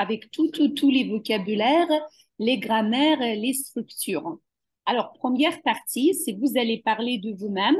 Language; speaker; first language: French; non-native, fluent; Ukrainian